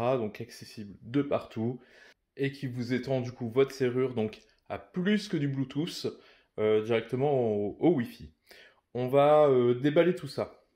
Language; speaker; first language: French; native; French